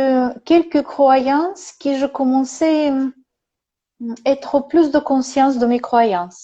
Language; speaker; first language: French; non-native, learner; Russian